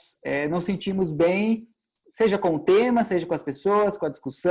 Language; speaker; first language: Portuguese; native; Portuguese